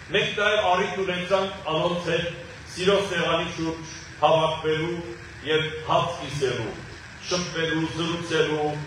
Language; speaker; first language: Armenian; native; Armenian